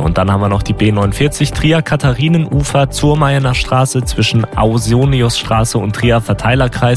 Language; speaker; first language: German; native; German